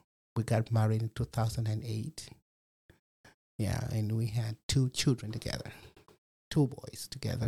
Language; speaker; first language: English; non-native, local second language; Nyanja